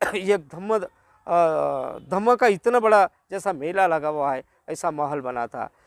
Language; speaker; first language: Hindi; non-native, local second language; Marathi